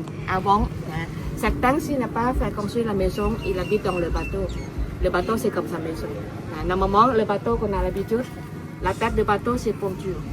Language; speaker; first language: French; non-native, learner; Thai